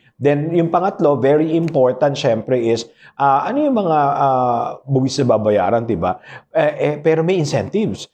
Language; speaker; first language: Filipino; non-native, local second language; Pampanga